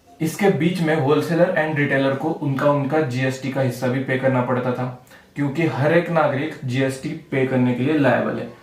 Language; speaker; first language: Hindi; non-native, local second language; Marathi